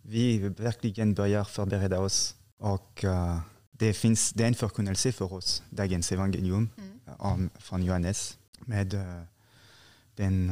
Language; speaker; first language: Swedish; non-native, fluent; French